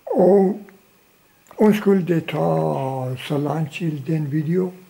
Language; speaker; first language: Danish; non-native, local second language; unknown